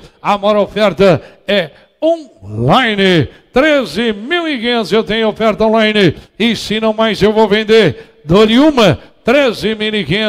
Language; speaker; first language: Portuguese; native; Portuguese